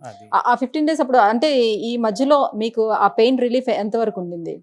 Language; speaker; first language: Telugu; native; Telugu